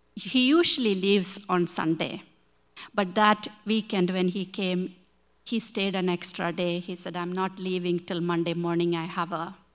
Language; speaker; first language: English; non-native, local second language; Malayalam